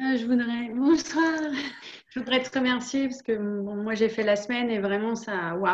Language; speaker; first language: French; native; French